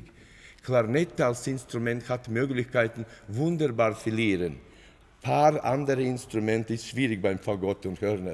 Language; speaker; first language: German; non-native, fluent; Latvian